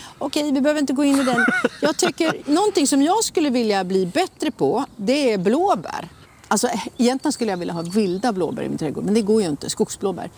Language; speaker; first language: Swedish; native; Swedish